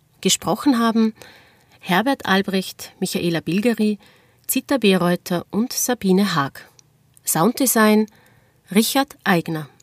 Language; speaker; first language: German; native; German